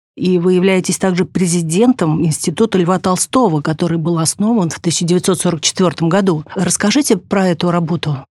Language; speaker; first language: Russian; native; Russian